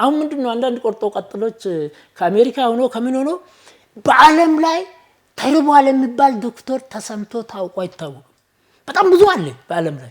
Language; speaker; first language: Amharic; non-native, local second language; Oromo